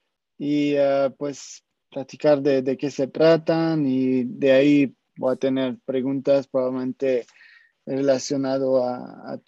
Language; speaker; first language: Spanish; non-native, fluent; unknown